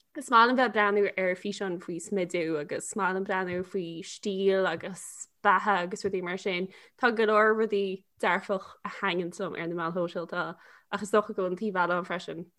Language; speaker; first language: Irish; non-native, local second language; English